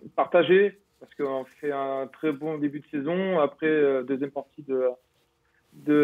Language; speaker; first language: French; native; French